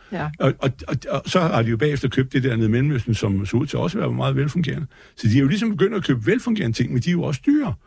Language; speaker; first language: Danish; native; Danish